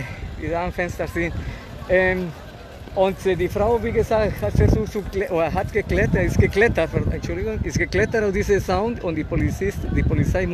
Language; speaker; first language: German; non-native, fluent; Spanish